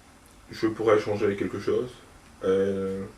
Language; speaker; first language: French; non-native, local second language; Arabic